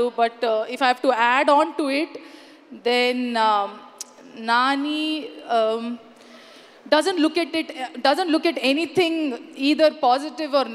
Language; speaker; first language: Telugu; non-native, learner; Kannada